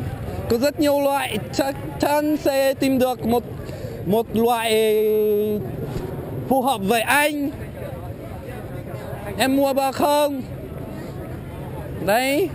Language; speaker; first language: Vietnamese; non-native, fluent; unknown